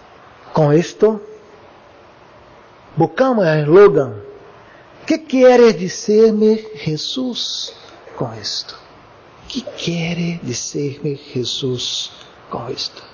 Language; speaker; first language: Spanish; non-native, learner; Portuguese